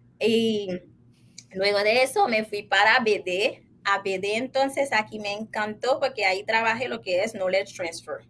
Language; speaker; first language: Spanish; non-native, fluent; Haitian Creole